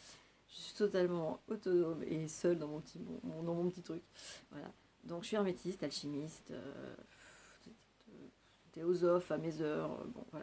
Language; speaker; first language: French; native; French